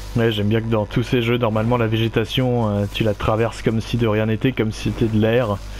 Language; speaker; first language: French; native; French